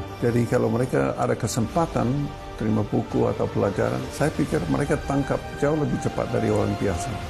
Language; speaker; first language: Indonesian; non-native, fluent; English